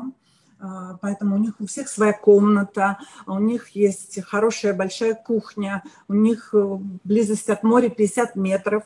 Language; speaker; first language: Russian; native; Russian